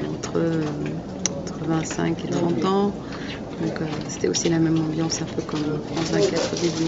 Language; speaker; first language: French; non-native, fluent; Arabic